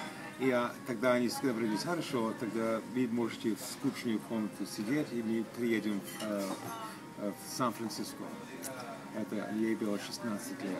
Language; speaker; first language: Russian; early bilingual, heritage; Russian